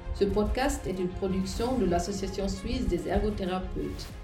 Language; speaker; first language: French; non-native, fluent; German